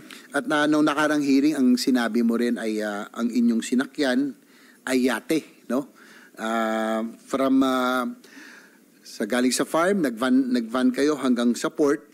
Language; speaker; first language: Filipino; native; Filipino